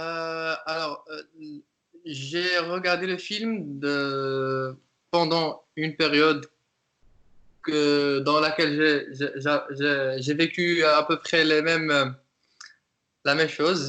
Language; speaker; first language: French; non-native, local second language; Arabic